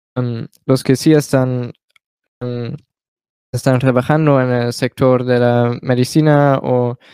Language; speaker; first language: Spanish; non-native, learner; German